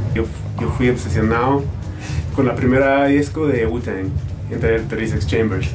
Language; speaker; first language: Spanish; non-native, fluent; English